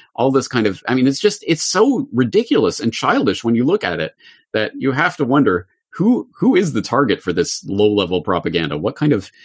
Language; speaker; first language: English; native; English